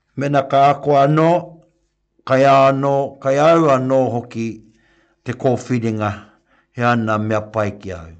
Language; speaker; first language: Māori; non-native, local second language; English